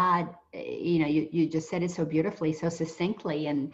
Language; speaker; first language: English; native; English